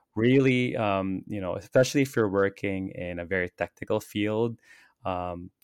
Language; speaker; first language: English; non-native, local second language; Filipino